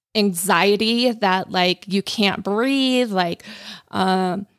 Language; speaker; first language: English; native; English